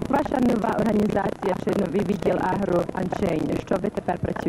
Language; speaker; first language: Ukrainian; early bilingual, heritage; Ukrainian